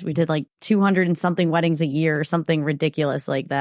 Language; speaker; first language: English; native; English